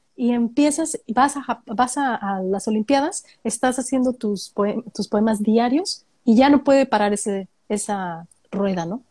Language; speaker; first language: Spanish; native; Spanish